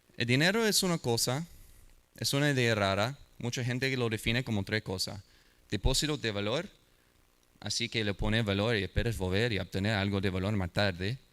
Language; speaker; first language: Spanish; non-native, learner; English